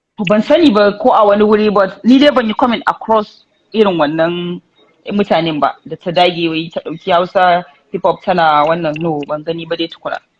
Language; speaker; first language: Hausa; non-native, local second language; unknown